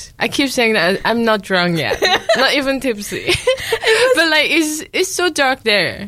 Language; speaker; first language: English; non-native, local second language; Cantonese